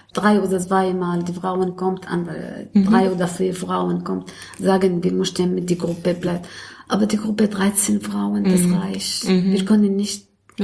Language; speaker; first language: German; non-native, learner; Arabic